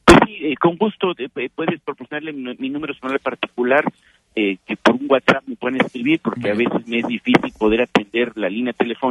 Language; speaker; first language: Spanish; native; Spanish